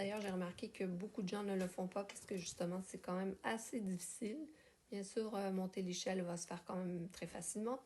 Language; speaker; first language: French; native; French